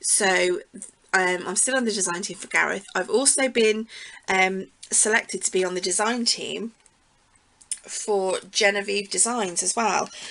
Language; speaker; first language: English; native; English